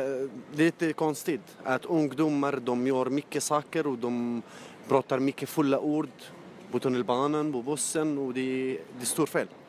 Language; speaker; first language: Swedish; non-native, learner; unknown